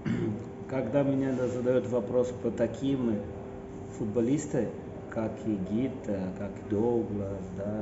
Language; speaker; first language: Russian; non-native, fluent; Portuguese